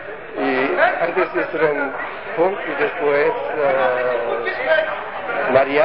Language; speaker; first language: Spanish; non-native, learner; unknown